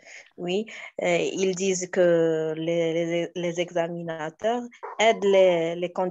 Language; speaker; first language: French; non-native, learner; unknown